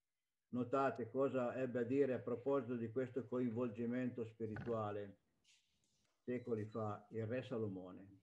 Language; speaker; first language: Italian; native; Italian